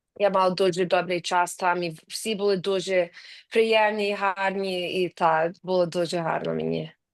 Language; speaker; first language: Ukrainian; early bilingual, heritage; English